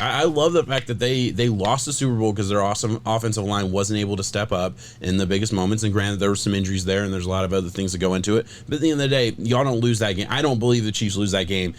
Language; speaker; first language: English; native; English